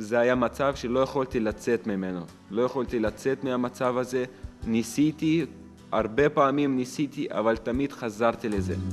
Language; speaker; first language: Hebrew; non-native, fluent; Russian